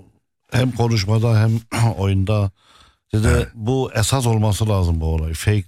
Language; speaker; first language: Turkish; non-native, fluent; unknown